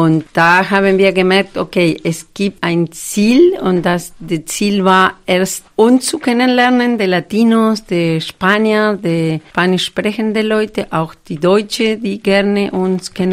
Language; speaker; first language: German; non-native, fluent; Spanish